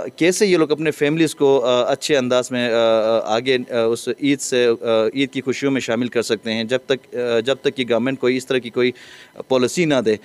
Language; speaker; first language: Urdu; non-native, local second language; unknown